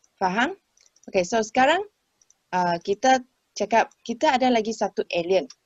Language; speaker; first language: Malay; non-native, local second language; Chinese